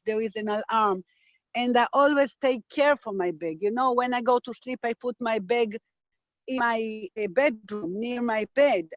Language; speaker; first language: English; non-native, fluent; Hebrew